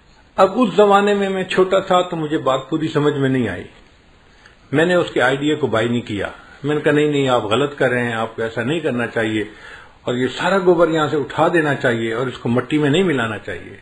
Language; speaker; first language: Urdu; native; Urdu